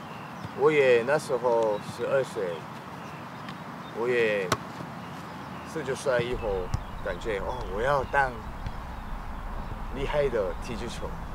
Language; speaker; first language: Chinese; non-native, learner; Korean